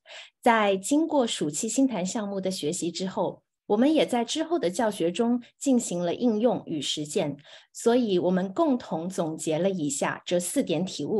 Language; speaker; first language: Chinese; native; Chinese